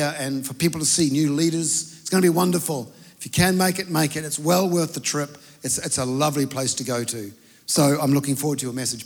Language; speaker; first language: English; native; English